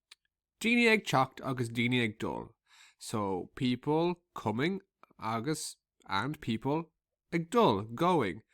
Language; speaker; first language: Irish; non-native, local second language; English